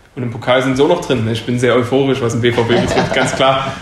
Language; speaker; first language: German; native; German